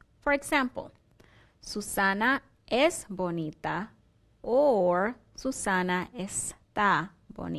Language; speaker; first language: Spanish; non-native, fluent; English